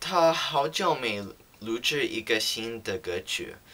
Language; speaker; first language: Chinese; non-native, learner; English